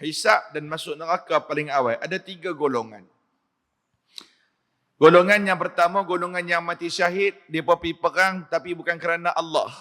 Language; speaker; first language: Malay; native; Malay